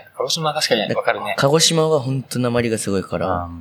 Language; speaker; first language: Japanese; native; Japanese